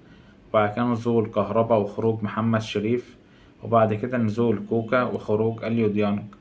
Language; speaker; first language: Arabic; native; Arabic